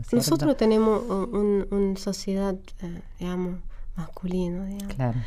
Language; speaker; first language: Spanish; non-native, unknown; Arabic